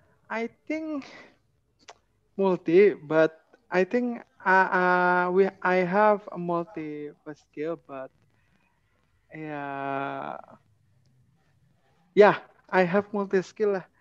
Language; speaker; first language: English; non-native, learner; Indonesian